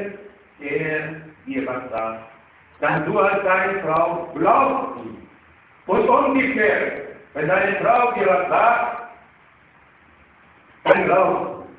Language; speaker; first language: German; non-native, fluent; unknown